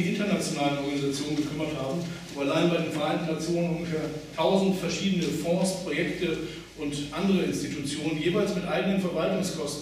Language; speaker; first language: German; native; German